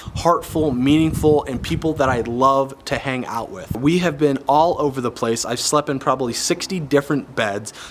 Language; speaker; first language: English; native; English